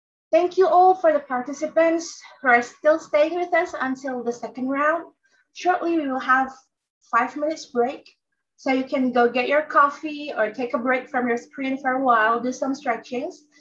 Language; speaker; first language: English; non-native, fluent; Indonesian